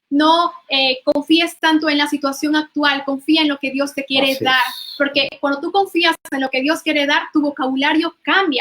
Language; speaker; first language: Spanish; native; Spanish